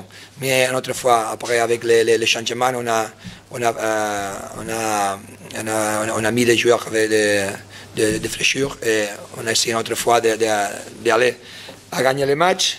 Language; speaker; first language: French; non-native, fluent; Spanish